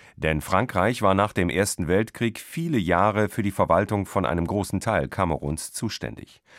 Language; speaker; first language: German; native; German